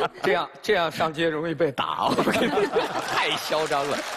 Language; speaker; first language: Chinese; native; Chinese